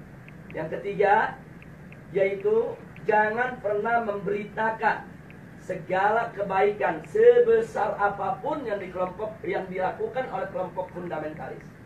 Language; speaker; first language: Indonesian; native; Indonesian